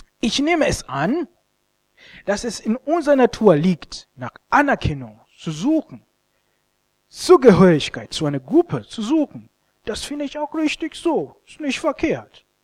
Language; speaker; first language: German; non-native, fluent; Ganda